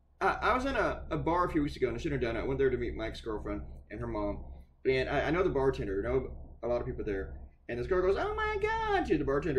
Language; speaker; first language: English; native; English